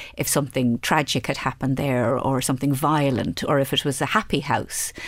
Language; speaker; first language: English; native; English